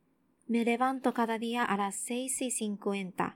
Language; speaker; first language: Spanish; non-native, learner; Japanese